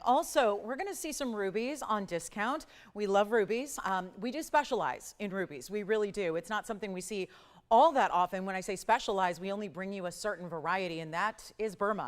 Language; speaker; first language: English; native; English